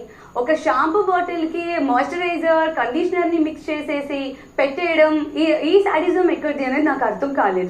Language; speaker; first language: Telugu; native; Telugu